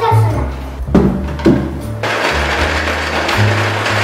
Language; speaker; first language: Chinese; early bilingual, heritage; Chinese